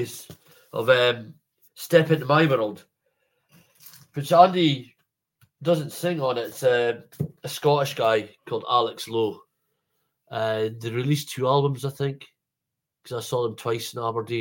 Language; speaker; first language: English; native; English